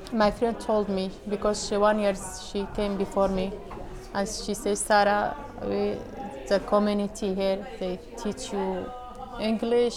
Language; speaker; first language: English; non-native, learner; Arabic